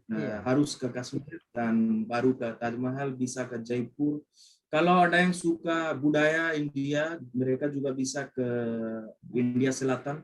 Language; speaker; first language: Indonesian; non-native, fluent; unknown